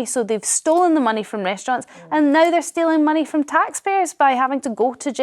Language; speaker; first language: English; native; English